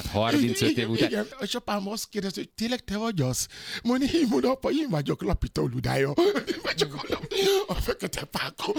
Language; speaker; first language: Hungarian; non-native, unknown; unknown